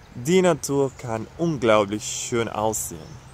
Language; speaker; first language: German; non-native, fluent; Spanish